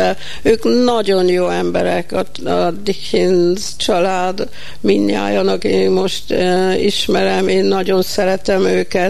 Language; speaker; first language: Hungarian; early bilingual, heritage; Hungarian